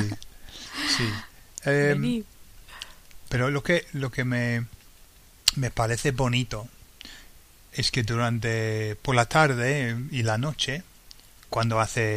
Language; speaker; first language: Spanish; non-native, fluent; English